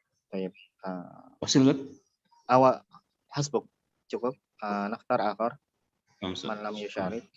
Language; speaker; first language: Indonesian; native; Indonesian